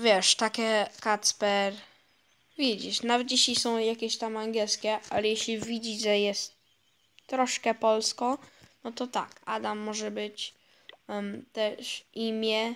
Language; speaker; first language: Polish; early bilingual, heritage; Polish